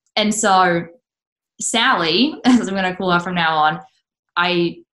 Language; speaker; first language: English; native; English